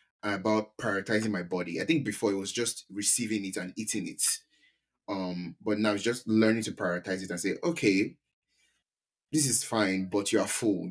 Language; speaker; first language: English; non-native, local second language; Yoruba